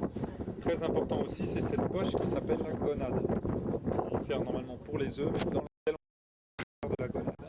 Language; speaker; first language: French; native; French